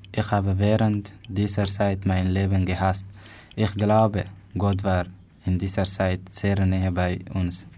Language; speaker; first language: German; non-native, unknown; Tigrinya